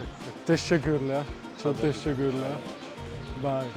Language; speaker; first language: Turkish; non-native, learner; Italian